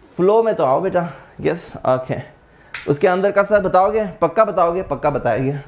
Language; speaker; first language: Hindi; non-native, local second language; Marathi